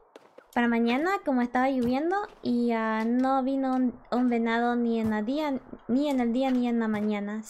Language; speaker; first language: Spanish; non-native, learner; English